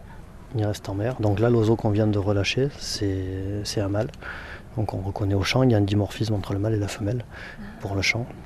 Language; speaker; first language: French; native; French